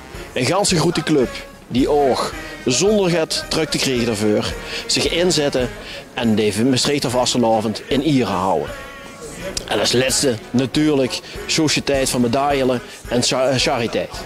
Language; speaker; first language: Dutch; non-native, local second language; Limburgish